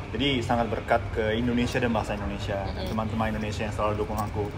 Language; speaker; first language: Indonesian; non-native, fluent; Japanese